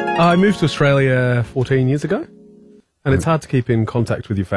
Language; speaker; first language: English; native; English